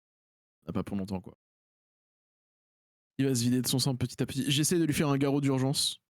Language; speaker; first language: French; native; French